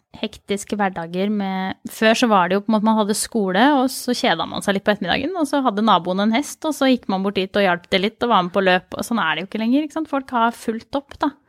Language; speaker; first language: Norwegian; native; Norwegian